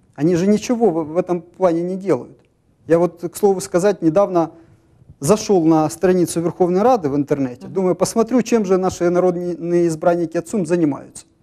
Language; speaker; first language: Russian; native; Russian